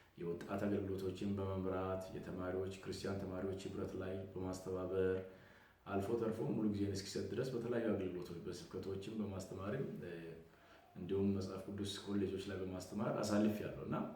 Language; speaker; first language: Amharic; non-native, local second language; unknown